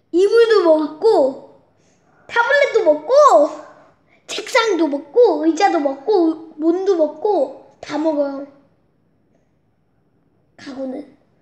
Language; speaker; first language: Korean; early bilingual, heritage; Korean